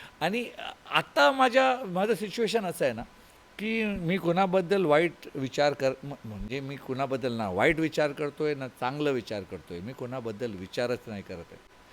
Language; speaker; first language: Marathi; non-native, local second language; Tulu